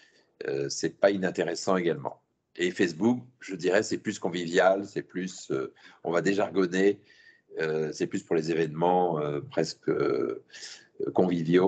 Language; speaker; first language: French; native; French